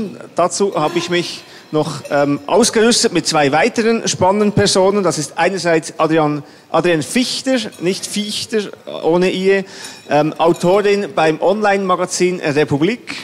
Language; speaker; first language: German; native; German